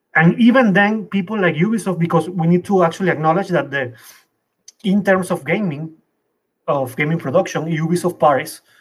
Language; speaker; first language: English; non-native, fluent; Spanish